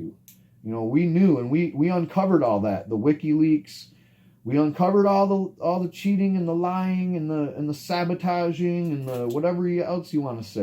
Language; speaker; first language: English; native; English